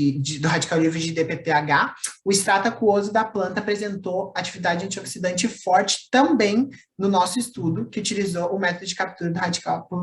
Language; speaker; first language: Portuguese; native; Portuguese